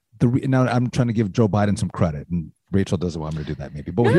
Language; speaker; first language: English; native; English